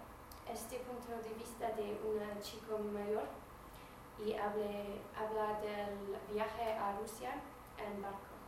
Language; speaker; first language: Spanish; non-native, fluent; English